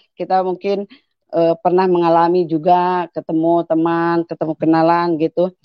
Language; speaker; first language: Indonesian; native; Indonesian